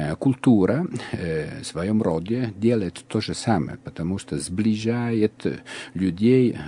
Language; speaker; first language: Russian; non-native, fluent; Italian